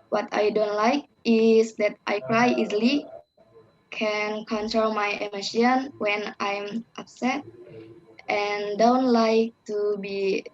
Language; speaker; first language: English; non-native, learner; Indonesian